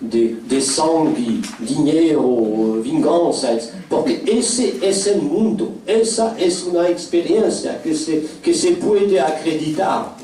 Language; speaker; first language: Spanish; non-native, fluent; French